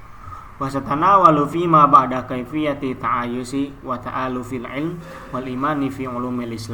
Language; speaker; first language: Arabic; non-native, learner; Indonesian